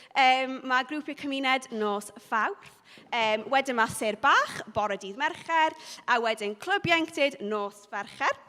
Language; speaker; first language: Welsh; non-native, local second language; English